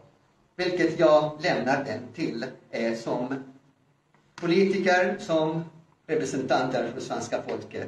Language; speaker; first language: Swedish; non-native, fluent; Arabic